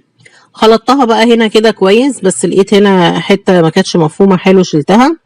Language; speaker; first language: Arabic; native; Arabic